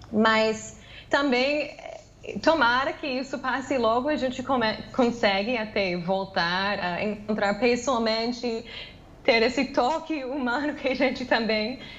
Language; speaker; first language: Portuguese; non-native, fluent; English